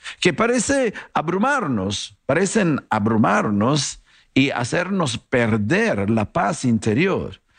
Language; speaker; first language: Spanish; non-native, fluent; Italian